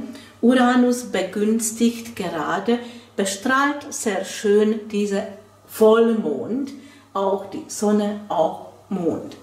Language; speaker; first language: German; non-native, fluent; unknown